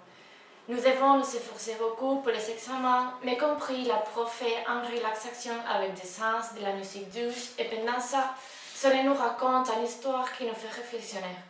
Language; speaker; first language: French; non-native, learner; Spanish